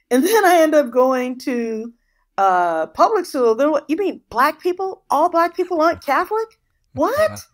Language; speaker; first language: English; native; English